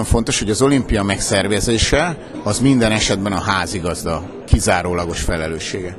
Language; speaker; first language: Hungarian; native; Hungarian